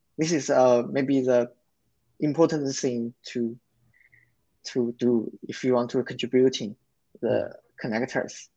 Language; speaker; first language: English; non-native, learner; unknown